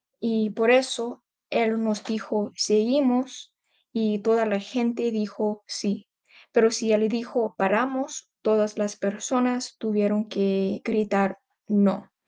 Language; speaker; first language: Spanish; non-native, learner; English